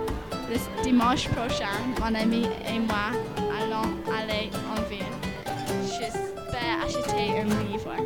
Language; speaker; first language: French; non-native, learner; English